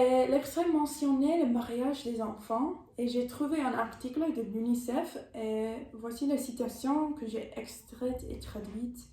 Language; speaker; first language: French; non-native, learner; English